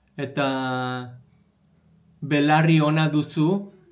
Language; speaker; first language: Basque; non-native, learner; English